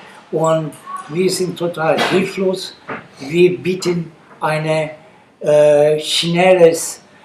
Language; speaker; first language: German; non-native, learner; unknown